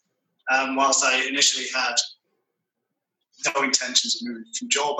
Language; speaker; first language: English; native; English